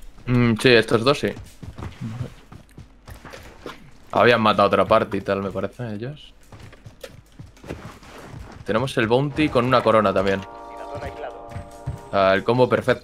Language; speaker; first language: Spanish; native; Spanish